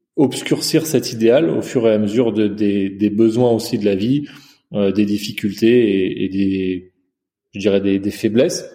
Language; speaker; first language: French; early bilingual, other home language; Chinese